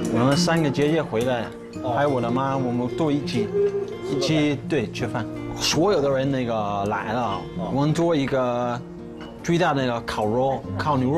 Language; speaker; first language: Chinese; non-native, learner; English